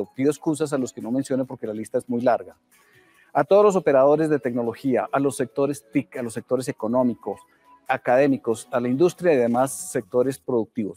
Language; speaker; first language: Spanish; native; Spanish